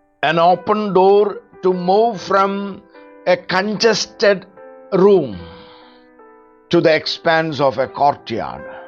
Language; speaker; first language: English; non-native, local second language; Malayalam